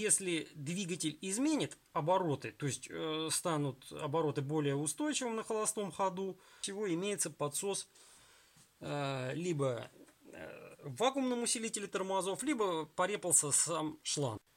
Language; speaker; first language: Russian; native; Russian